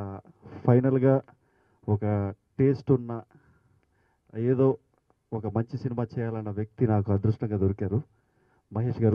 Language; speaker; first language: Telugu; native; Telugu